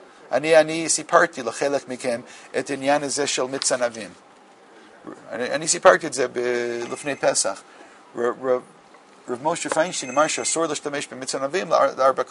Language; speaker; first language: Hebrew; non-native, fluent; English